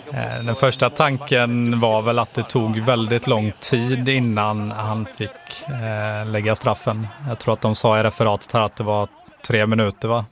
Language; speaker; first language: Swedish; native; Swedish